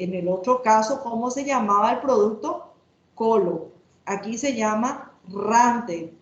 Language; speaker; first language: Spanish; native; Spanish